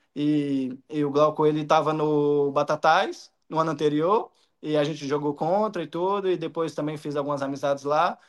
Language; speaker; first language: Portuguese; native; Portuguese